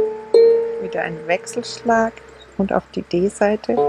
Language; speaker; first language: German; native; German